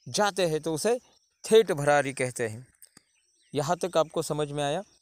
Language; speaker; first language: Hindi; non-native, local second language; Marathi